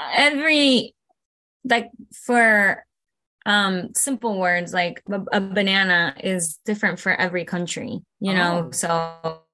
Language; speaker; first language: English; early bilingual, other home language; Spanish